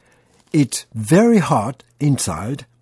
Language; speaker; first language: English; non-native, learner; Japanese